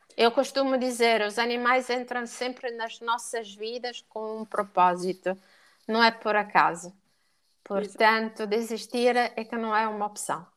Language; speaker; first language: Portuguese; non-native, fluent; Italian